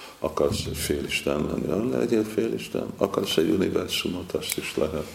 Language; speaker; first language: Hungarian; non-native, fluent; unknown